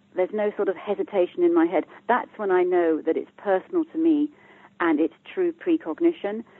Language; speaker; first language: English; native; English